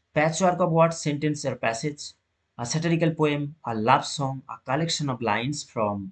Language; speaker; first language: English; non-native, local second language; Bangla